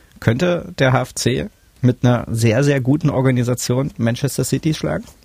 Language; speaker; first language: German; native; German